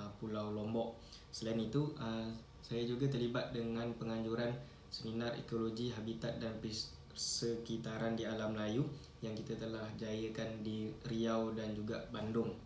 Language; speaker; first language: Malay; native; Malay